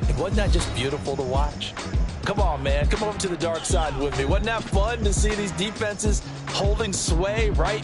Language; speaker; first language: English; native; English